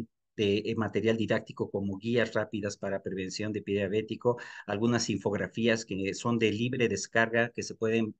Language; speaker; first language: Spanish; native; Spanish